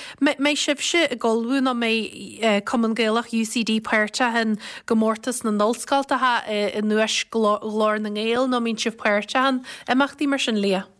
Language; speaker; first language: Irish; native; Irish